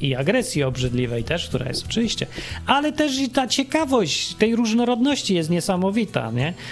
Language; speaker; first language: Polish; native; Polish